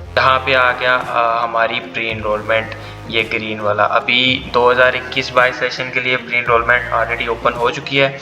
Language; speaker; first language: Urdu; non-native, local second language; Punjabi